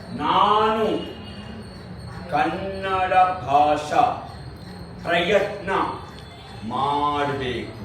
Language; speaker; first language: Kannada; non-native, learner; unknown